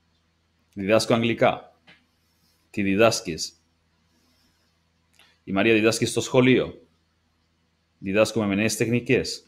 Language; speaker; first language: Greek; non-native, learner; English